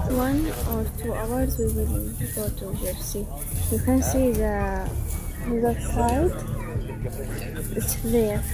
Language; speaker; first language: English; non-native, learner; Arabic